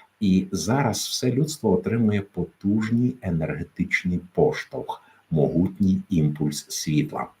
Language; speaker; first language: Ukrainian; native; Ukrainian